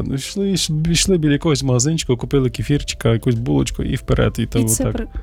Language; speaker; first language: Ukrainian; native; Ukrainian